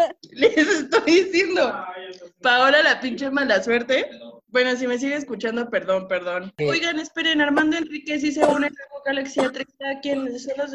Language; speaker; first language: Spanish; native; Spanish